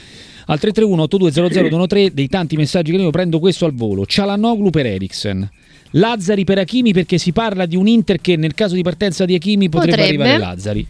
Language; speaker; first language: Italian; native; Italian